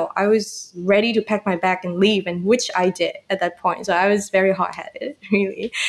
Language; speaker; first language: English; non-native, fluent; Burmese